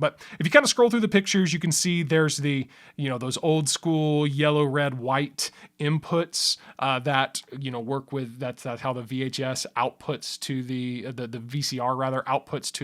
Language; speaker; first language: English; native; English